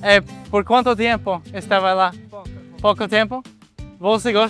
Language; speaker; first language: Portuguese; non-native, learner; English